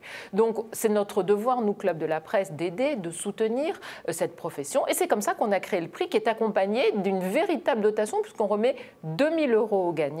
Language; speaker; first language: French; native; French